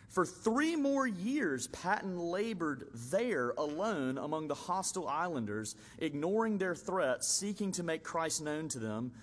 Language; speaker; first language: English; native; English